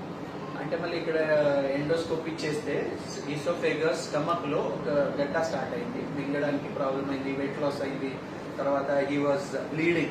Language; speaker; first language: Telugu; non-native, fluent; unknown